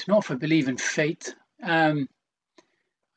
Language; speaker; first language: English; native; English